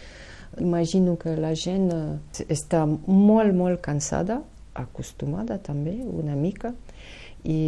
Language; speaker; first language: Catalan; non-native, fluent; Ukrainian